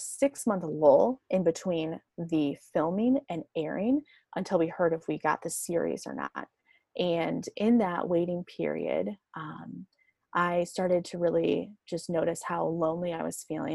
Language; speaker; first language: English; native; English